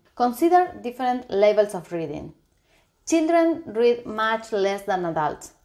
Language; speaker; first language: English; non-native, fluent; Spanish